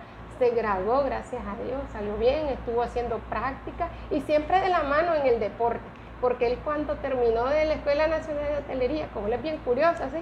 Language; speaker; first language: Spanish; native; Spanish